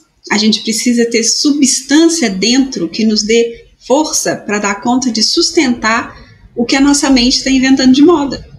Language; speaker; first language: Portuguese; native; Portuguese